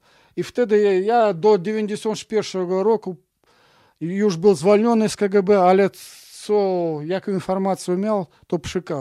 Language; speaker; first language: Polish; non-native, fluent; Russian